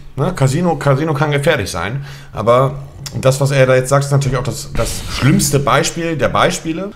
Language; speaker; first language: German; native; German